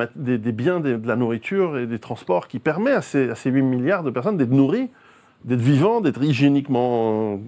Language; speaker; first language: French; native; French